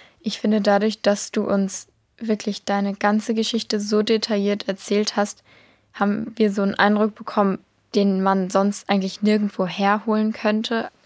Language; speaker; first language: German; native; German